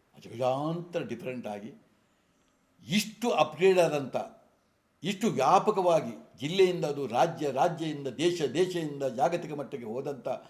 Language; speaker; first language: Kannada; non-native, local second language; Tulu